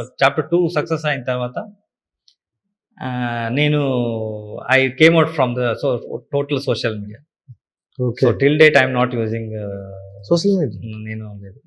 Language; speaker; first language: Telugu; non-native, learner; Kannada